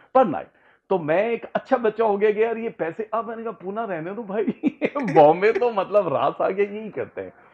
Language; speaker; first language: Urdu; native; Urdu